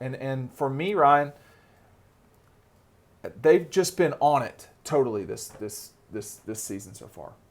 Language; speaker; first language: English; native; English